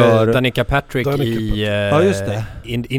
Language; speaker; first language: Swedish; native; Swedish